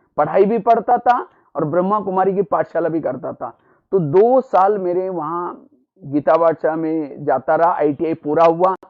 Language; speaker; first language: Hindi; non-native, local second language; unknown